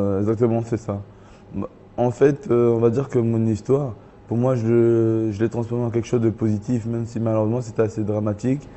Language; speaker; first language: French; early bilingual, other home language; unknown